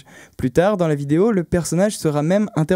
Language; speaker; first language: French; native; French